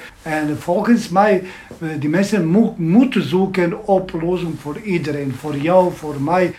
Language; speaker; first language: Dutch; non-native, learner; Bosnian